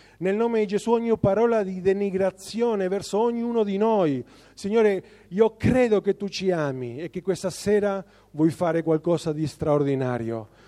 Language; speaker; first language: Italian; non-native, fluent; Spanish